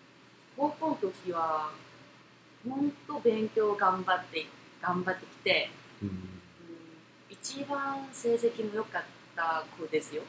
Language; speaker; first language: Japanese; non-native, fluent; Korean